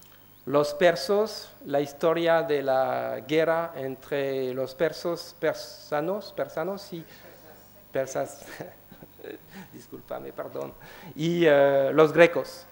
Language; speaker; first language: Spanish; non-native, learner; French